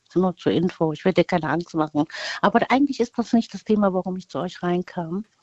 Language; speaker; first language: German; early bilingual, other home language; Vietnamese